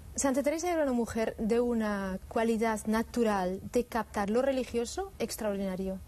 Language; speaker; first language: Spanish; non-native, fluent; Swiss German